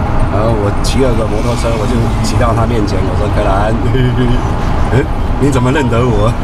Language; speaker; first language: Chinese; native; Chinese